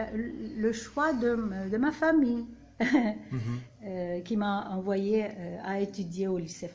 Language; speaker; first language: French; non-native, fluent; Turkish